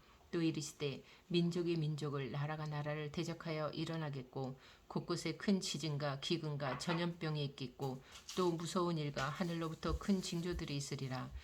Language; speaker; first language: Korean; native; Korean